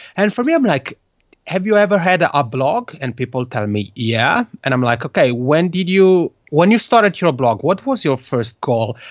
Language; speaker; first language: English; non-native, fluent; Italian